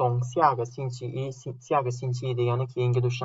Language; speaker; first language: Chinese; non-native, fluent; Uzbek